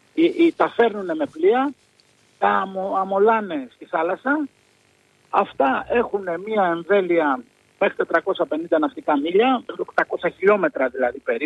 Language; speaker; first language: Greek; native; Greek